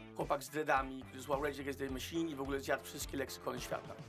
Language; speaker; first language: Polish; non-native, fluent; Danish